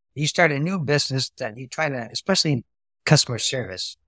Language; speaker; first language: English; non-native, fluent; Vietnamese